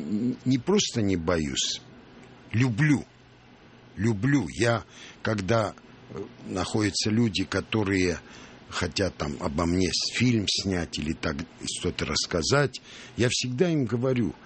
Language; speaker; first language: Russian; non-native, local second language; Armenian